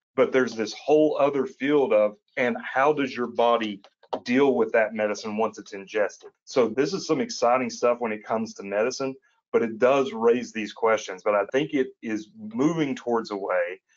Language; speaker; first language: English; native; English